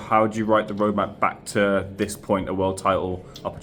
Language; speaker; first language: English; native; English